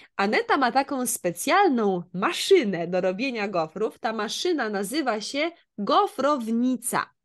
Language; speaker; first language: Polish; native; Polish